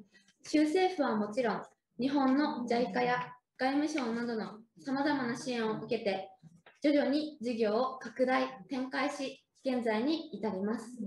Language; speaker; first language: Japanese; native; Japanese